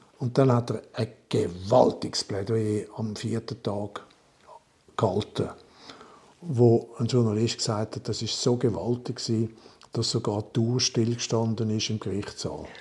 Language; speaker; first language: German; non-native, local second language; French